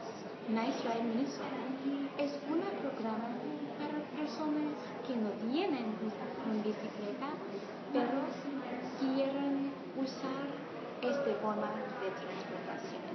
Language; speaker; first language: Spanish; non-native, learner; English